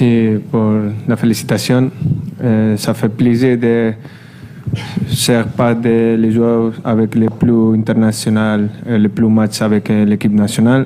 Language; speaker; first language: French; non-native, fluent; Spanish